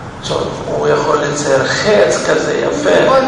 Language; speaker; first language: Hebrew; non-native, fluent; Russian